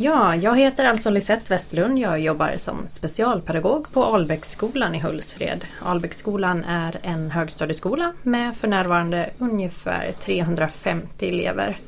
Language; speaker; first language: Swedish; native; Swedish